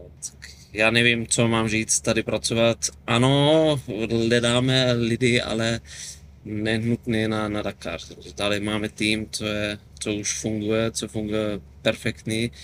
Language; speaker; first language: Czech; non-native, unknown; German